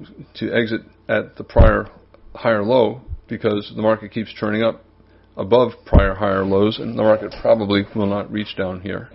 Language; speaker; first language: English; native; English